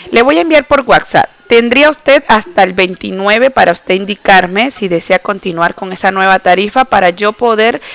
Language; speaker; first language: Spanish; native; Spanish